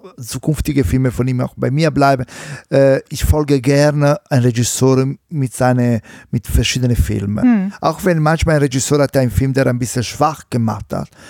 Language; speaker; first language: German; non-native, fluent; Italian